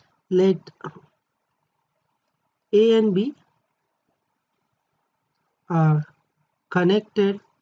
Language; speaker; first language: English; non-native, local second language; Marathi